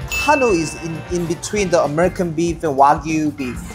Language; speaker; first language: English; non-native, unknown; Korean